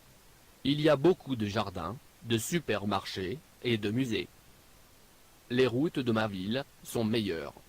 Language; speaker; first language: French; non-native, learner; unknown